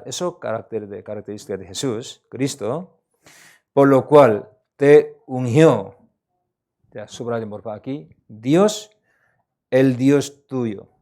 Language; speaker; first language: Spanish; non-native, learner; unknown